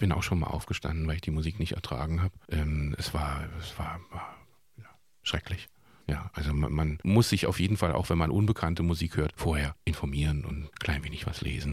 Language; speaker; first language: German; native; German